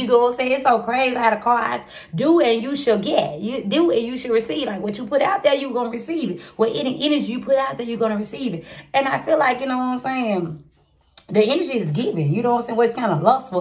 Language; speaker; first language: English; native; English